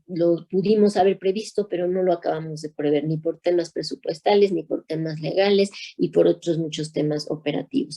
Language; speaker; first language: Spanish; native; Spanish